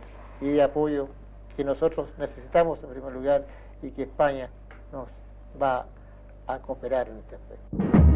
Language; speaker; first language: Spanish; native; Spanish